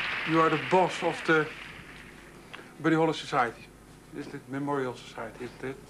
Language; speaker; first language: English; non-native, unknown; Dutch